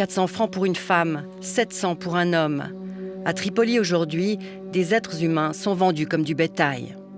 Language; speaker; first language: French; native; French